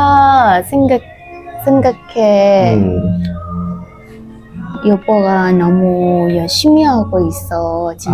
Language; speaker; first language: Korean; non-native, learner; Hmong